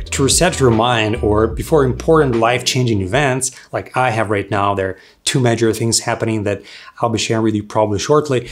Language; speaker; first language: English; non-native, fluent; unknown